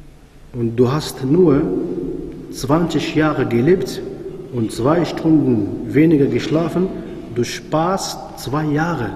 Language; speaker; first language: German; non-native, fluent; Arabic